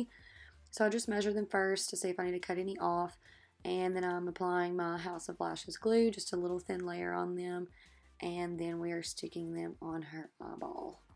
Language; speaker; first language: English; native; English